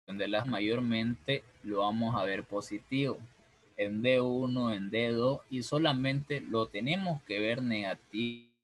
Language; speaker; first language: Spanish; native; Spanish